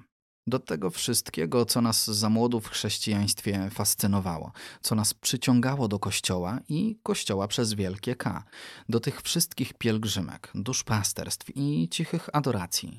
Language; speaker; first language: Polish; native; Polish